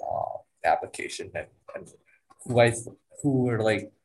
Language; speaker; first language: English; non-native, fluent; Vietnamese